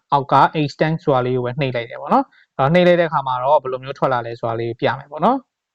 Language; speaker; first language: Burmese; native; Burmese